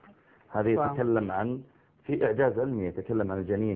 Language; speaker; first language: Arabic; native; Arabic